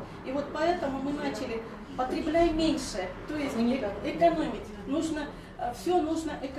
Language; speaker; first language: Russian; non-native, learner; Persian